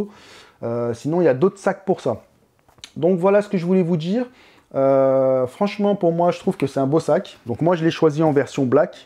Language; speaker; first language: French; native; French